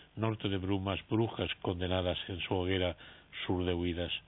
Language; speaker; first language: Spanish; native; Spanish